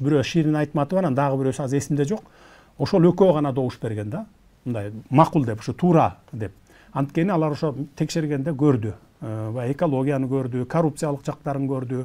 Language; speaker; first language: Kyrgyz; native; Kyrgyz